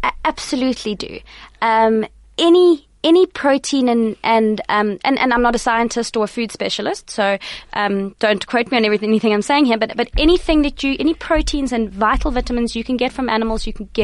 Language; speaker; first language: English; native; English